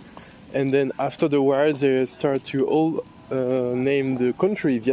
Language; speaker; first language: English; non-native, learner; French